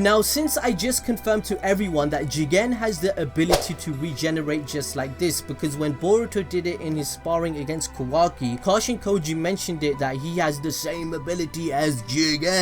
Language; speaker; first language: English; native; English